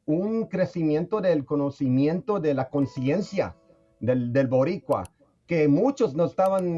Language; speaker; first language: Spanish; early bilingual, heritage; Spanish